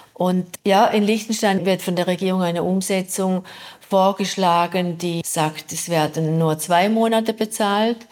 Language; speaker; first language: German; native; German